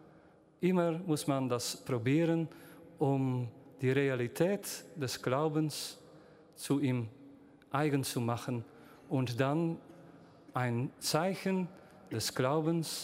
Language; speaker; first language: German; non-native, learner; Dutch